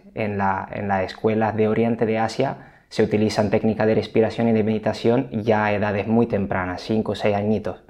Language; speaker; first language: Spanish; non-native, fluent; Italian